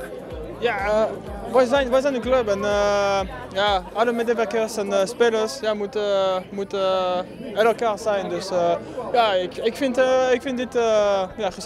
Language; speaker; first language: Dutch; non-native, learner; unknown